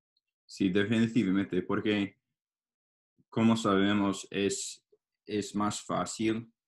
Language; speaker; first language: Spanish; non-native, learner; English